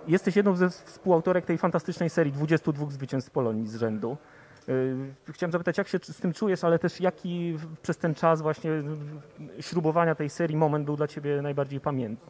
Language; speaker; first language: Polish; native; Polish